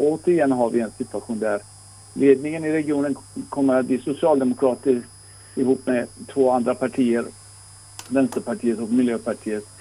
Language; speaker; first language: Swedish; non-native, fluent; Persian